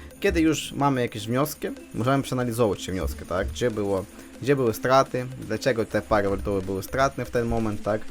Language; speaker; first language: Polish; non-native, fluent; Ukrainian